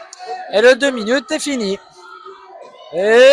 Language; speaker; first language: French; native; French